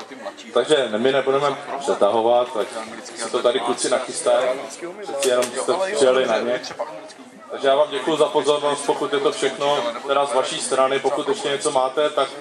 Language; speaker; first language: Czech; native; Czech